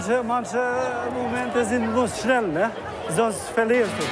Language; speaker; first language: German; non-native, learner; Albanian